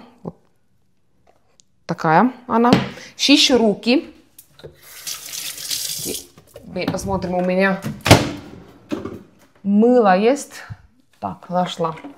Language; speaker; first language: Russian; non-native, fluent; Estonian